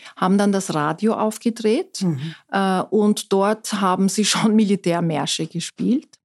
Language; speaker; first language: German; non-native, fluent; Turkish